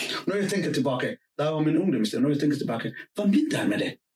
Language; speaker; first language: Norwegian; non-native, fluent; Somali